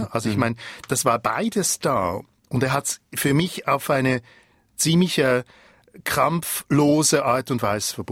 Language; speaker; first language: German; native; German